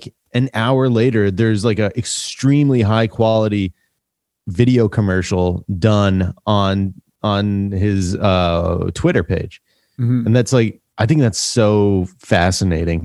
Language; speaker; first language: English; native; English